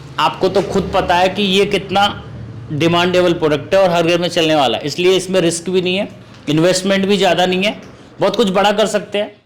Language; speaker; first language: Hindi; native; Hindi